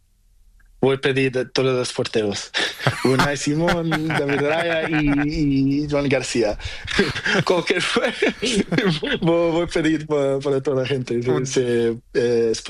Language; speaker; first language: Spanish; non-native, learner; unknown